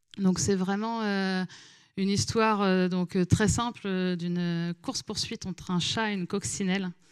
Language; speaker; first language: French; native; French